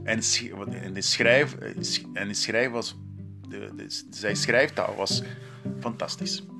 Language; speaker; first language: Dutch; non-native, learner; Portuguese